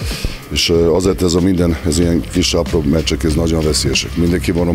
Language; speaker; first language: Hungarian; non-native, fluent; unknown